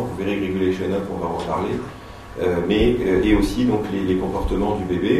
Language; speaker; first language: French; native; French